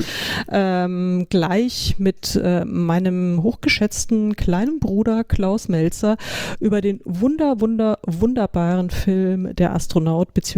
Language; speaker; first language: German; native; German